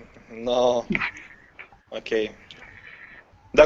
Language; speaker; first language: French; non-native, learner; Russian